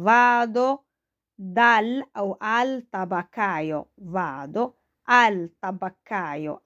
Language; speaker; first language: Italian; non-native, fluent; Arabic